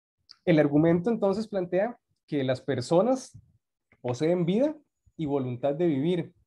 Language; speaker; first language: Spanish; native; Spanish